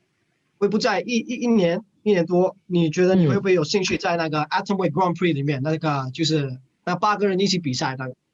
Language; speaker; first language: Chinese; non-native, fluent; English